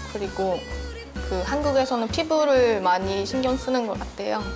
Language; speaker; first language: Korean; non-native, fluent; Japanese